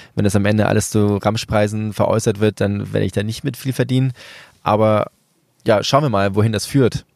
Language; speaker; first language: German; early bilingual, other home language; Spanish